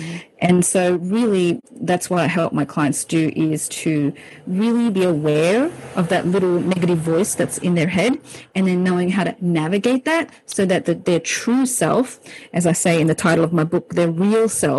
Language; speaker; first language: English; native; English